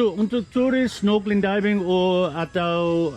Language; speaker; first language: Indonesian; non-native, learner; English